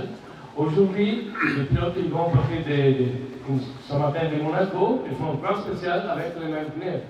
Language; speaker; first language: French; non-native, fluent; Italian